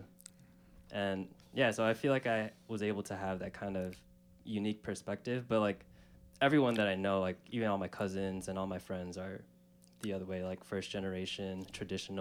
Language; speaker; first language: English; native; English